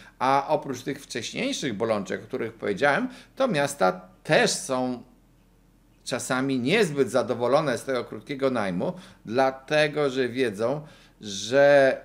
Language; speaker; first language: Polish; native; Polish